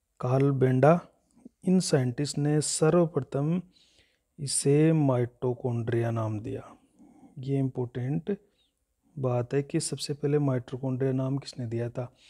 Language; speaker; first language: Hindi; native; Hindi